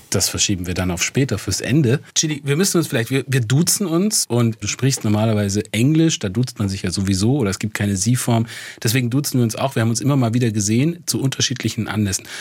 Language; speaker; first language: German; native; German